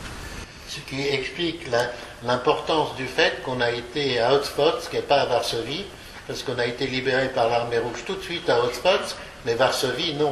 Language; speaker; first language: French; early bilingual, other home language; Polish